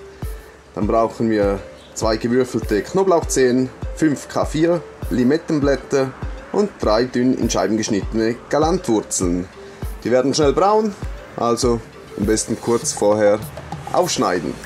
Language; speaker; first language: German; native; German